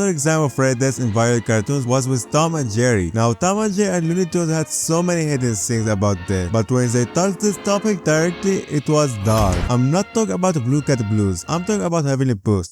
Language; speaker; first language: English; non-native, fluent; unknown